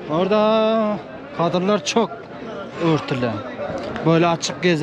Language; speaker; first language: Turkish; non-native, learner; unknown